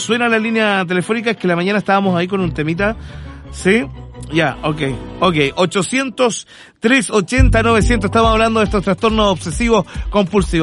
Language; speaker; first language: Spanish; native; Spanish